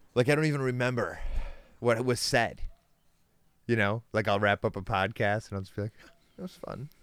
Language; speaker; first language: English; native; English